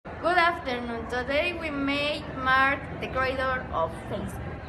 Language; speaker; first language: English; non-native, learner; Spanish